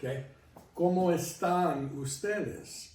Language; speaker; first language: Spanish; non-native, fluent; English